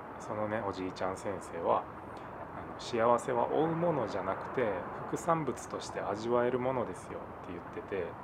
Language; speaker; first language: Japanese; native; Japanese